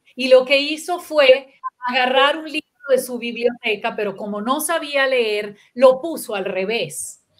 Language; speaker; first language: Spanish; non-native, local second language; Italian